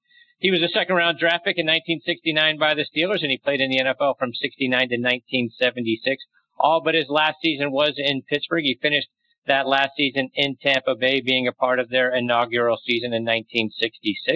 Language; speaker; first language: English; native; English